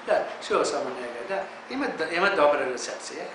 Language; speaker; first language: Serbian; non-native, learner; English